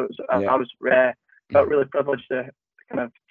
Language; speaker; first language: English; native; English